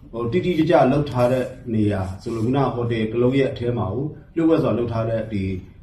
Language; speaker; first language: Burmese; non-native, local second language; S'gaw Karen